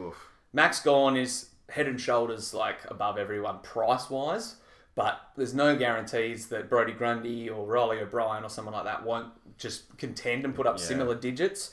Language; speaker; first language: English; native; English